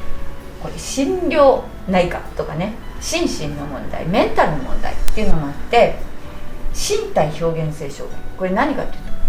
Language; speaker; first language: Japanese; native; Japanese